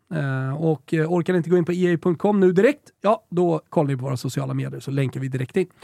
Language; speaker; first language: Swedish; native; Swedish